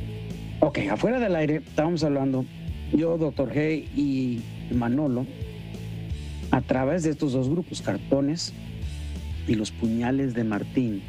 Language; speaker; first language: Spanish; early bilingual, heritage; Spanish